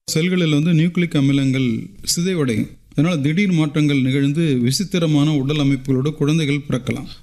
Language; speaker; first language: Tamil; native; Tamil